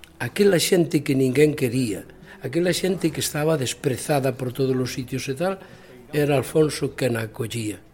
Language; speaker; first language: Galician; native; Galician